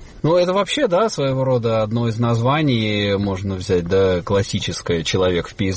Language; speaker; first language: Russian; native; Russian